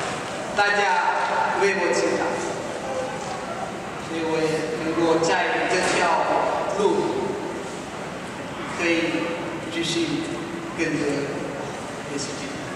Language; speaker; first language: Chinese; non-native, fluent; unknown